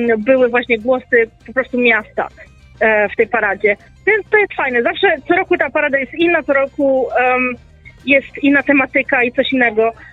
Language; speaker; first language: Polish; early bilingual, heritage; Polish